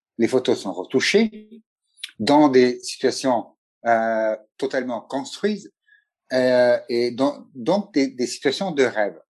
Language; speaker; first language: French; non-native, fluent; Italian